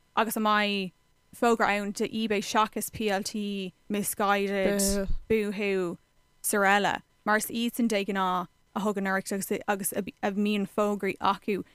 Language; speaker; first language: Irish; non-native, local second language; English